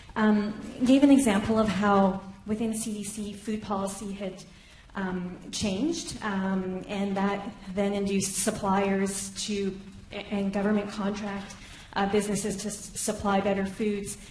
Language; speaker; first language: English; native; English